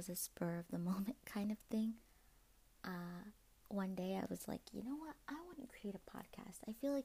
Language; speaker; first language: English; native; English